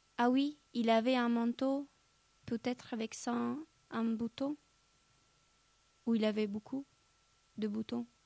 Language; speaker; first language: French; non-native, learner; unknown